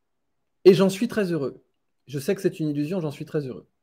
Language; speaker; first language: French; native; French